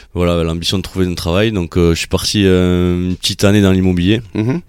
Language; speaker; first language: French; native; French